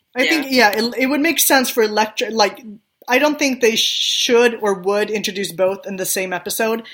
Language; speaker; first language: English; non-native, fluent; Swedish